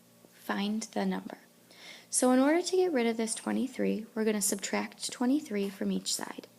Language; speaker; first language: English; native; English